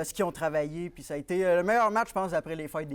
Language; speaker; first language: French; native; French